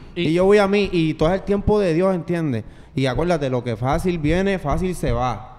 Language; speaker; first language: Spanish; native; Spanish